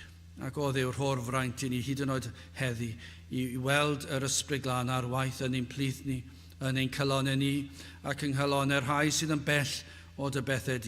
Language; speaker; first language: Welsh; native; Welsh